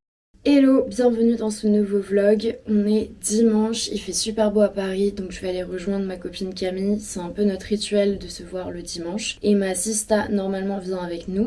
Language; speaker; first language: French; native; French